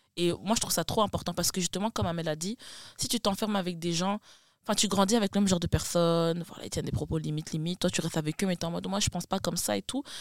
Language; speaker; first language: French; native; French